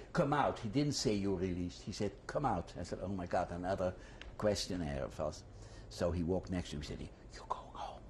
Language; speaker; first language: English; non-native, fluent; Dutch